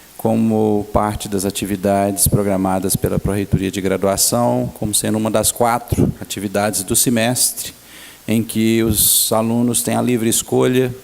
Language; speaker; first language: Portuguese; native; Portuguese